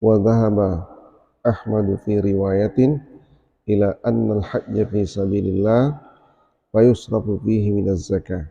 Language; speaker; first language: Arabic; non-native, fluent; Indonesian